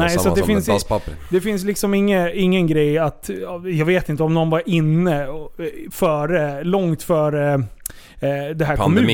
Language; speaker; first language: Swedish; native; Swedish